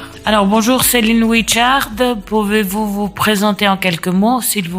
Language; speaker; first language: French; native; French